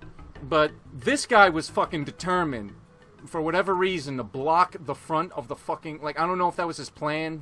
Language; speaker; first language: English; native; English